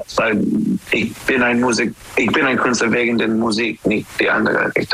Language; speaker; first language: German; non-native, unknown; English